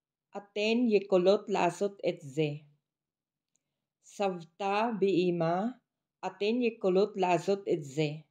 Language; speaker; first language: Hebrew; non-native, fluent; Filipino